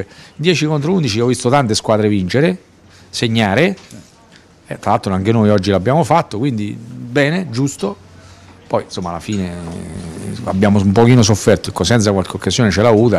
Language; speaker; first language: Italian; native; Italian